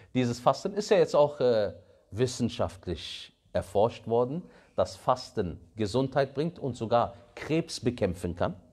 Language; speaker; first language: German; early bilingual, other home language; Arabic